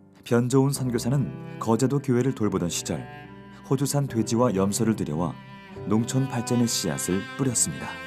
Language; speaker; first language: Korean; native; Korean